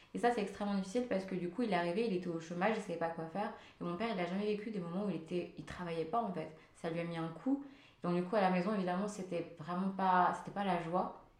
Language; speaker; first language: French; early bilingual, other home language; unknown